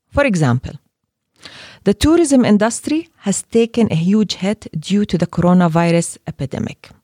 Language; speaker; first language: English; non-native, fluent; Arabic